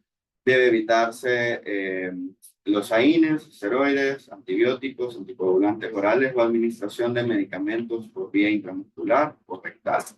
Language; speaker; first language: Spanish; native; Spanish